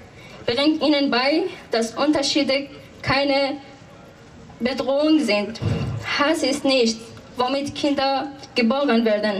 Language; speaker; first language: German; non-native, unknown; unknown